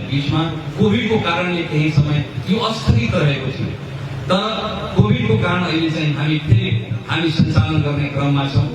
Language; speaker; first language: Nepali; non-native, local second language; Bhojpuri